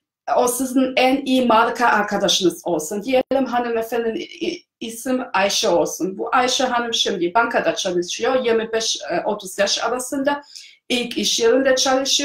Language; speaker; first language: Turkish; non-native, fluent; German